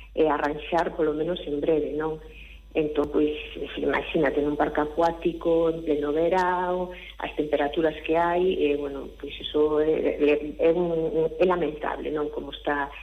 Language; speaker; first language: Galician; native; Galician